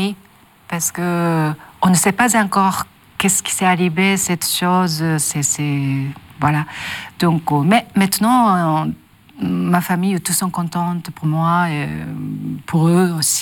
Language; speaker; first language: French; non-native, learner; Japanese